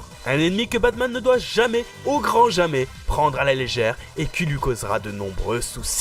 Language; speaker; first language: French; native; French